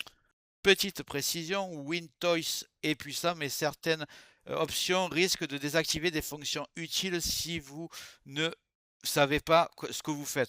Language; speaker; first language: French; native; French